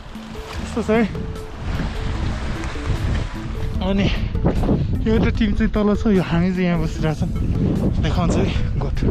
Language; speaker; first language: Nepali; non-native, local second language; Tibetan